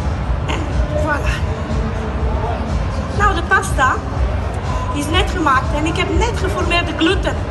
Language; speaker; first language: Dutch; non-native, learner; Italian